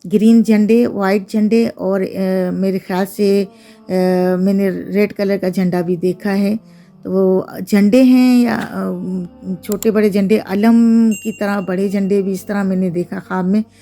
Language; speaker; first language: Urdu; native; Urdu